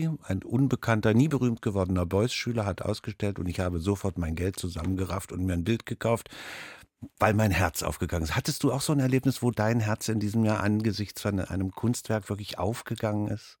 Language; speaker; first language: German; native; German